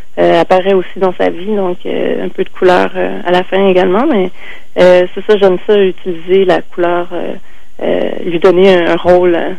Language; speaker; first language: French; native; French